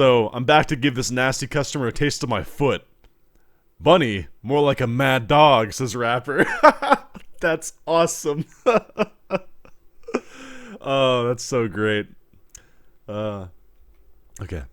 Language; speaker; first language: English; native; English